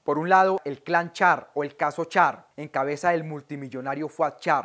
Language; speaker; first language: Spanish; native; Spanish